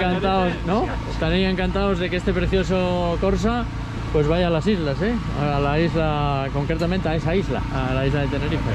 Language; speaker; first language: Spanish; native; Spanish